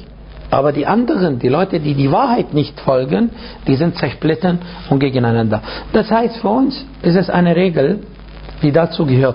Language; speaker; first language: German; non-native, fluent; Arabic